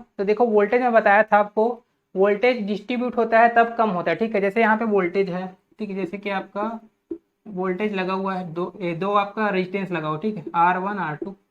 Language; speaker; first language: Hindi; native; Hindi